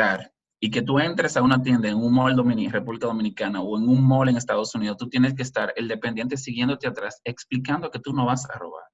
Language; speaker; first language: Spanish; native; Spanish